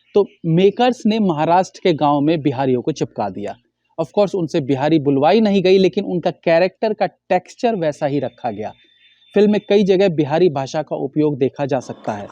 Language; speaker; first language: Hindi; native; Hindi